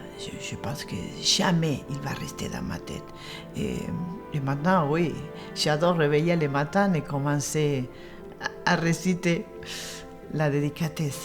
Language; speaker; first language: French; non-native, learner; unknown